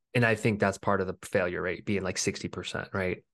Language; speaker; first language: English; early bilingual, other home language; Filipino